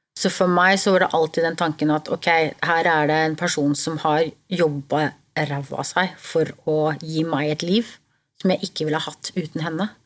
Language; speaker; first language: Norwegian; early bilingual, other home language; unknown